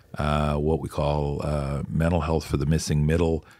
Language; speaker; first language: English; native; English